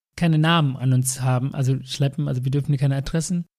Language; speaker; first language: German; non-native, fluent; Tamil